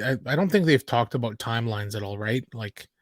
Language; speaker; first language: English; native; English